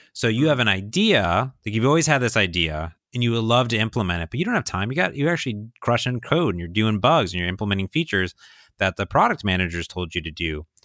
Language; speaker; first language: English; native; English